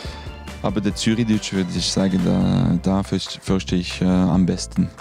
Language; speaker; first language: German; non-native, local second language; French